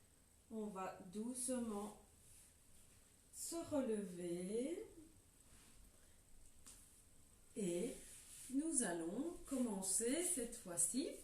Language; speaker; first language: French; native; French